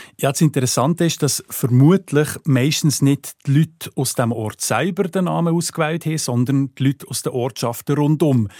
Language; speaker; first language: German; native; German